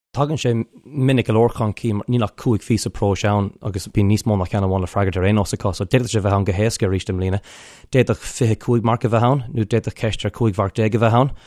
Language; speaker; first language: Irish; non-native, local second language; English